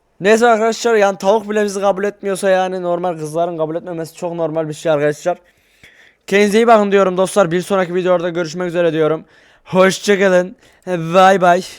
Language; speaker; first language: Turkish; native; Turkish